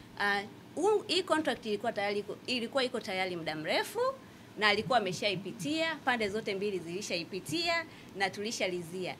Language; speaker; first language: Swahili; native; Swahili